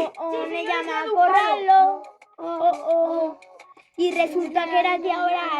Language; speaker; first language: Spanish; native; Spanish